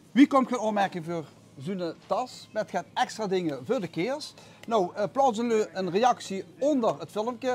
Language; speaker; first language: Dutch; native; Dutch